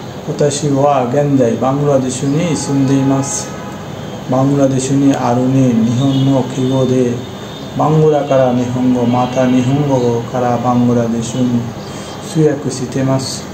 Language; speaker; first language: Japanese; non-native, learner; Bangla